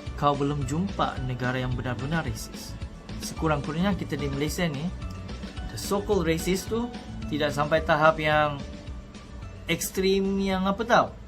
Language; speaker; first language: Malay; early bilingual, other home language; Cebuano